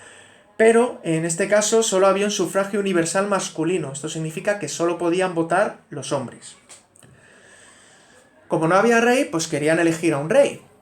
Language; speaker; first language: Spanish; native; Spanish